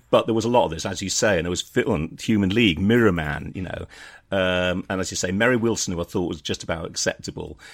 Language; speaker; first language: English; native; English